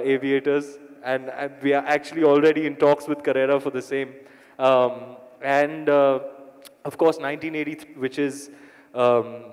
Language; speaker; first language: English; non-native, local second language; Hindi